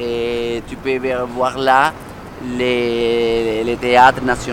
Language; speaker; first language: French; non-native, fluent; Spanish